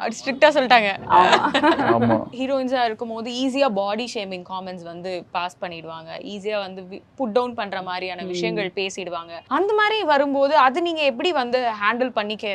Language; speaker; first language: Tamil; native; Tamil